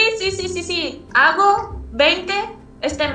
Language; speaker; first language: Spanish; non-native, fluent; Portuguese